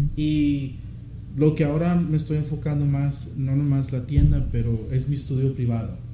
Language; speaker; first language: Spanish; early bilingual, heritage; Spanish